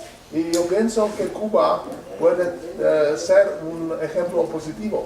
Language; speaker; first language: Spanish; non-native, learner; Czech